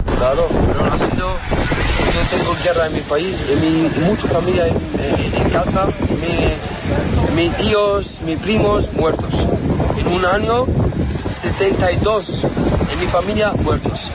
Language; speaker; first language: Spanish; non-native, learner; Arabic